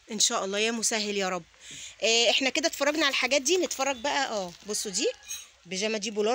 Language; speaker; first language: Arabic; native; Arabic